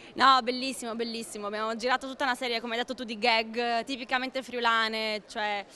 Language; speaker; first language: Italian; native; Italian